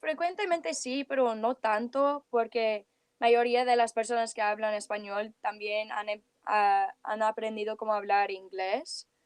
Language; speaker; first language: Spanish; early bilingual, heritage; Spanish